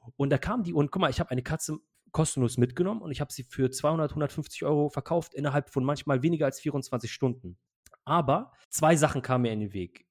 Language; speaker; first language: German; early bilingual, other home language; Arabic